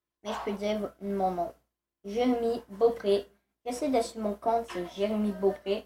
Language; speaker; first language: French; native; French